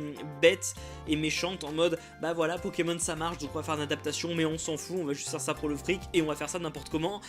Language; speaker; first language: French; native; French